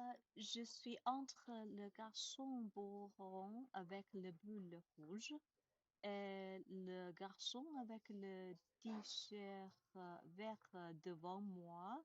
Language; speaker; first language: French; non-native, learner; Chinese